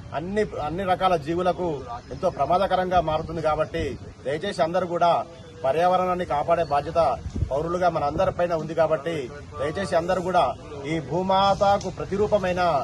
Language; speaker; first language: Telugu; native; Telugu